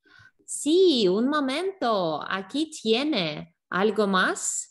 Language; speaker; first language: Spanish; non-native, learner; English